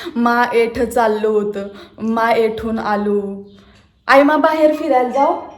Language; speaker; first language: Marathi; non-native, local second language; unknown